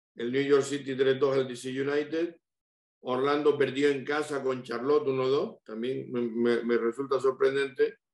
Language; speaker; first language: Spanish; native; Spanish